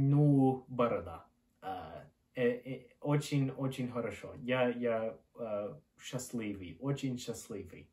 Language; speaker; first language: Russian; non-native, learner; English